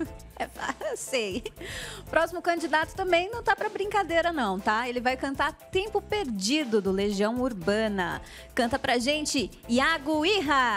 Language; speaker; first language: Portuguese; native; Portuguese